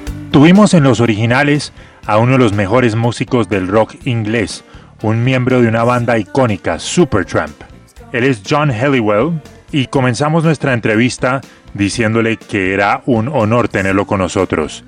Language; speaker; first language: Spanish; native; Spanish